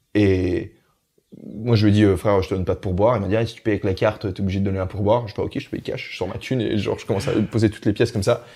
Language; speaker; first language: French; native; French